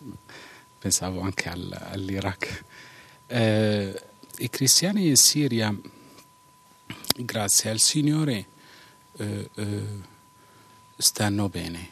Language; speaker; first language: Italian; non-native, fluent; Arabic